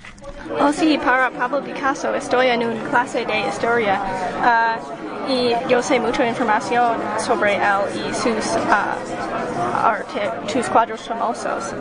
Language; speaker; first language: Spanish; non-native, learner; English